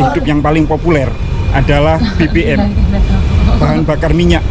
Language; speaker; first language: Indonesian; native; Indonesian